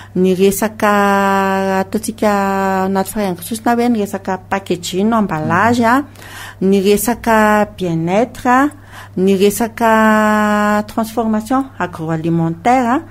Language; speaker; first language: Malagasy; native; Malagasy